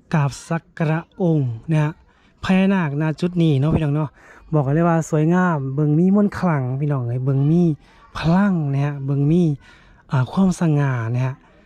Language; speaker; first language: Thai; native; Thai